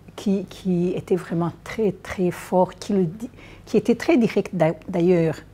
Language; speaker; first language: French; non-native, local second language; Kinyarwanda